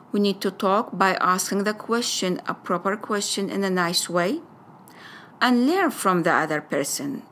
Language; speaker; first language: English; non-native, fluent; Arabic